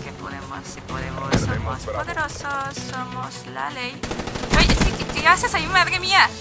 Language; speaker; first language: Spanish; native; Spanish